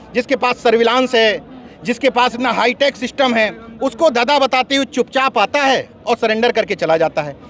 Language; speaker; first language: Hindi; native; Hindi